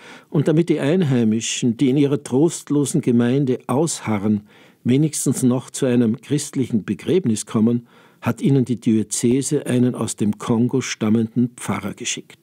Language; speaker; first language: German; native; German